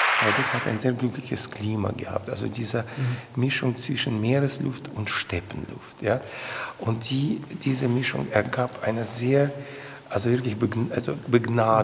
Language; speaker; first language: German; non-native, fluent; Russian